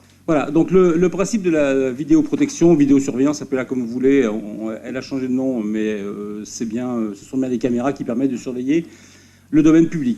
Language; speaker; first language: French; native; French